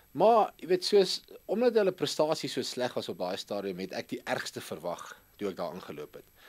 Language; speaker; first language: Afrikaans; native; Afrikaans